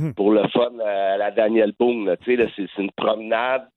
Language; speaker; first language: French; native; French